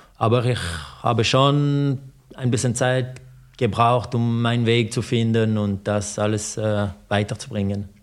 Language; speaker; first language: German; non-native, local second language; French